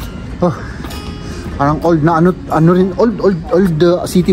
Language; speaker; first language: Filipino; non-native, learner; German